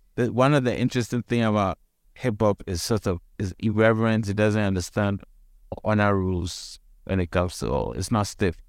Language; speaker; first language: English; non-native, local second language; Akan